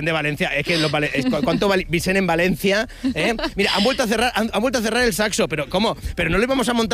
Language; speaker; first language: Spanish; native; Spanish